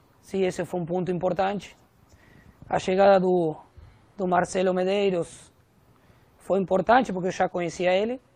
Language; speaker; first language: Portuguese; non-native, fluent; Spanish